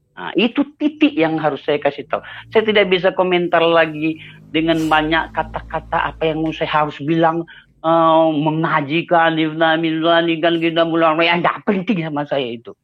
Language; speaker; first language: Indonesian; non-native, local second language; Achinese